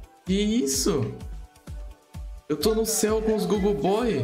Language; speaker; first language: Portuguese; native; Portuguese